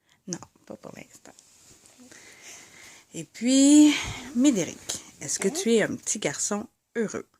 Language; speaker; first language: French; native; French